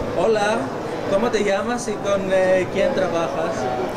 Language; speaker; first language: Spanish; non-native, learner; Greek